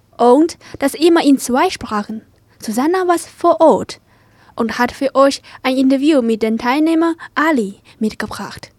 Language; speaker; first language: German; non-native, fluent; Chinese